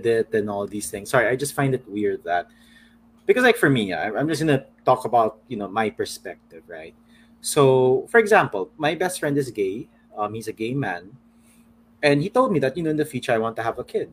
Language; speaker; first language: English; non-native, local second language; Filipino